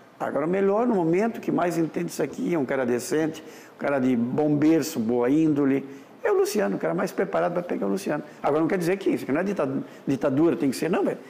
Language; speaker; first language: Portuguese; native; Portuguese